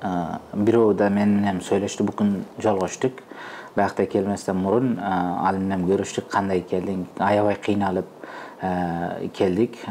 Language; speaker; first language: Kyrgyz; non-native, fluent; Uzbek